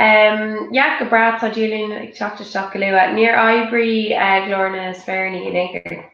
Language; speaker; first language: Irish; non-native, local second language; English